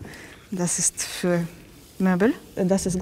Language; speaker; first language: German; non-native, learner; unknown